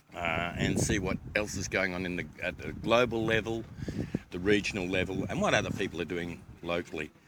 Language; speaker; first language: English; native; English